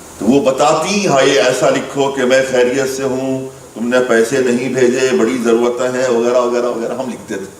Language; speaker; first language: Urdu; native; Urdu